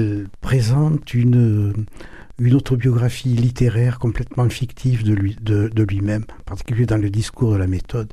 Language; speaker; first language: French; native; French